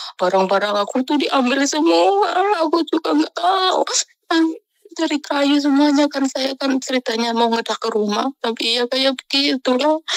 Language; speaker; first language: Indonesian; non-native, local second language; Javanese